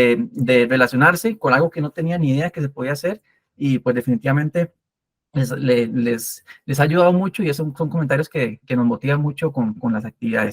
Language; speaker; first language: Spanish; native; Spanish